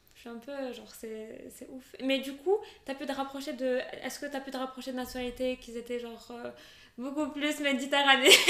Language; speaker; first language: French; non-native, local second language; Arabic